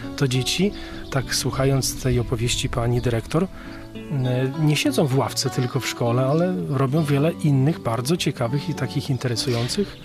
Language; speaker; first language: Polish; native; Polish